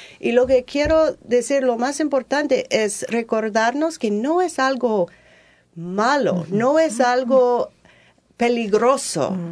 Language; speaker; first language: Spanish; non-native, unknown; English